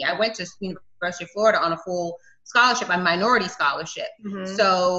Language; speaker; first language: English; native; English